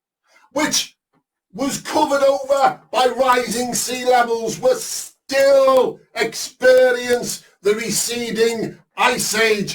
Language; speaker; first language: English; native; English